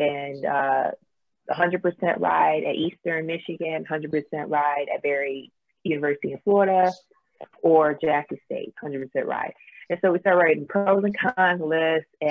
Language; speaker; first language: English; native; English